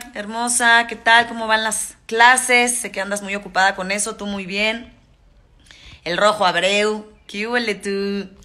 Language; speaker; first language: Spanish; native; Spanish